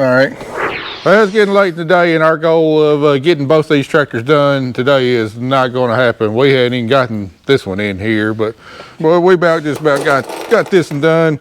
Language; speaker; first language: English; native; English